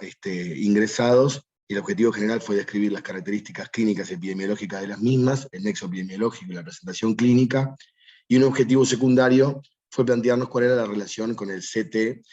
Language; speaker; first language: Spanish; native; Spanish